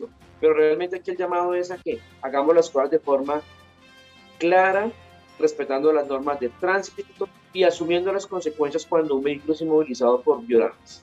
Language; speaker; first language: Spanish; native; Spanish